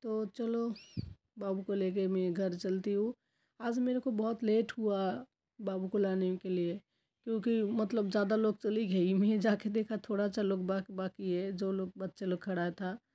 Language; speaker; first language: Hindi; non-native, local second language; Bangla